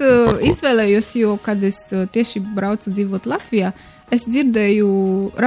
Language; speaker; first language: Latvian; non-native, learner; Romanian